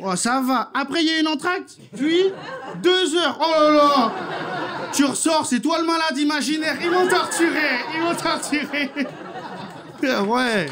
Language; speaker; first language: French; native; French